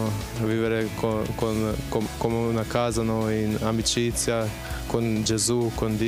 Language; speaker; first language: Italian; non-native, fluent; Bosnian